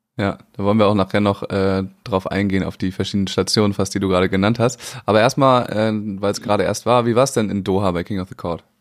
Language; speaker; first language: German; native; German